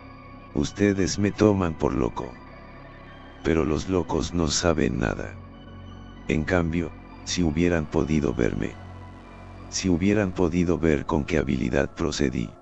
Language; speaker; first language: Spanish; native; Spanish